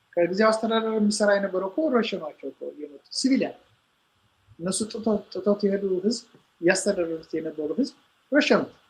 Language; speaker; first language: Amharic; non-native, local second language; Tigrinya